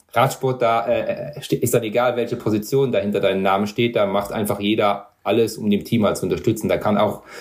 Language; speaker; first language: German; non-native, local second language; Luxembourgish